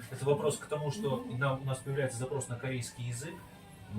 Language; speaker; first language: Russian; native; Russian